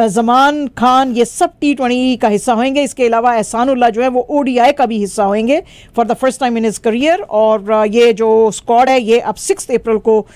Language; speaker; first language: Urdu; native; Urdu